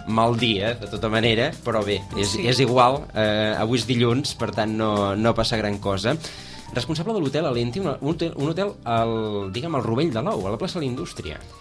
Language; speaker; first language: Catalan; native; Catalan